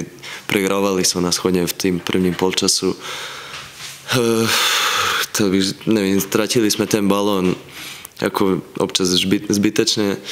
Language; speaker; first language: Czech; non-native, fluent; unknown